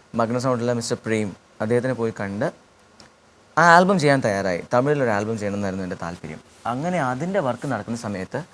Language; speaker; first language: Malayalam; native; Malayalam